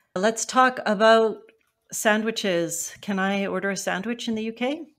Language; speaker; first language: English; native; English